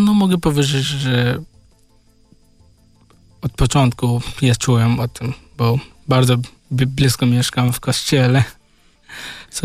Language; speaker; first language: Polish; non-native, learner; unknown